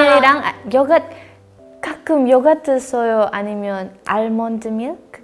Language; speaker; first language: Korean; non-native, learner; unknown